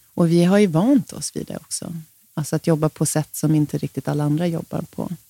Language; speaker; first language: Swedish; native; Swedish